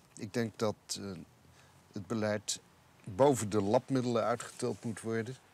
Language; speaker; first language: Dutch; native; Dutch